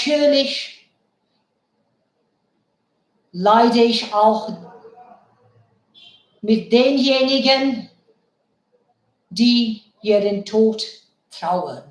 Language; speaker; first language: German; non-native, fluent; Bangla